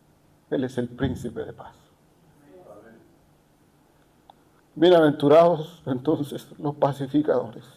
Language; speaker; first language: Spanish; native; Spanish